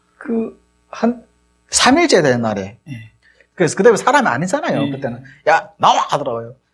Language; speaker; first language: Korean; native; Korean